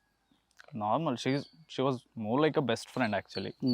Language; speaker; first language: Telugu; non-native, learner; Kannada